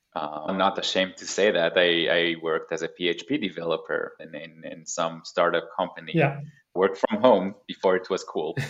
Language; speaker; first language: English; non-native, fluent; Hebrew